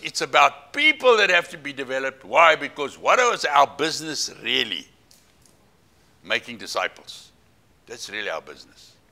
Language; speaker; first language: English; non-native, local second language; Afrikaans